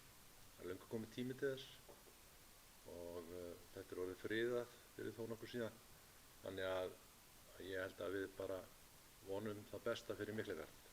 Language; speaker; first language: Icelandic; native; Icelandic